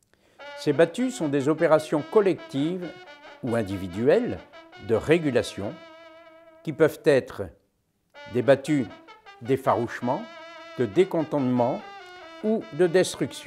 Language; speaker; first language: French; native; French